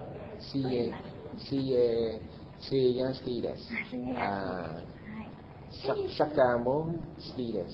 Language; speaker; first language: Japanese; non-native, learner; Vietnamese